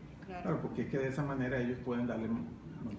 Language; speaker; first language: Spanish; native; Spanish